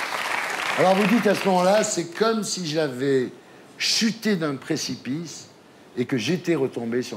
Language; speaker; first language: French; native; French